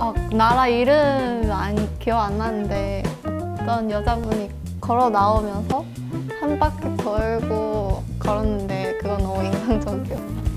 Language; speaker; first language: Korean; non-native, fluent; Chinese